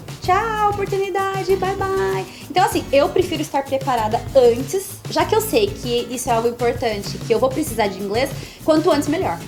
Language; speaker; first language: Portuguese; native; Portuguese